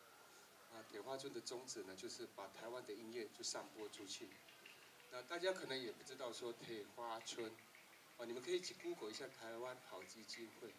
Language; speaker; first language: Chinese; native; Chinese